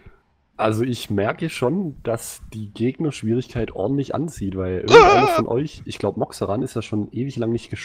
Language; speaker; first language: German; native; German